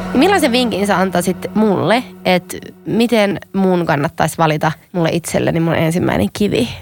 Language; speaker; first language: Finnish; native; Finnish